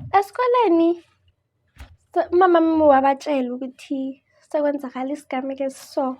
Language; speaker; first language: Zulu; native; Zulu